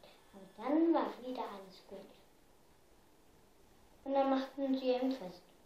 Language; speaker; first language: German; early bilingual, heritage; German